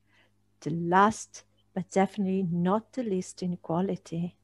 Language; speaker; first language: English; non-native, fluent; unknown